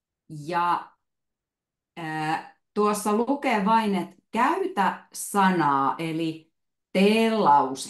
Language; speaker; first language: Finnish; native; Finnish